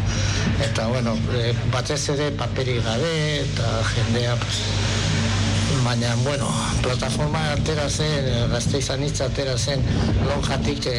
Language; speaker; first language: Basque; non-native, local second language; Spanish